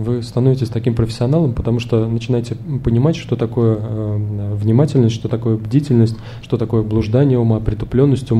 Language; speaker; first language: Russian; native; Russian